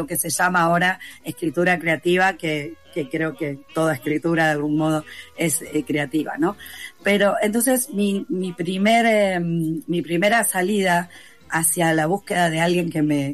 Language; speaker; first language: Spanish; native; Spanish